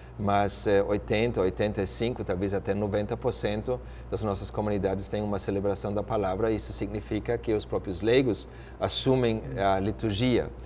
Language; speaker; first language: Portuguese; non-native, fluent; German